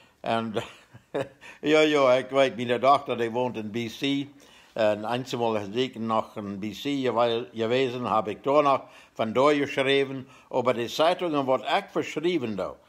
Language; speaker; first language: German; non-native, learner; Plautdietsch